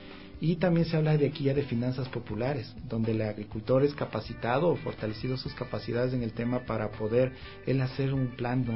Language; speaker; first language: Spanish; native; Spanish